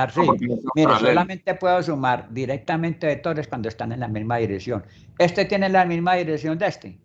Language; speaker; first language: Spanish; native; Spanish